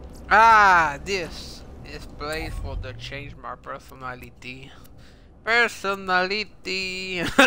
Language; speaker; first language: English; non-native, learner; French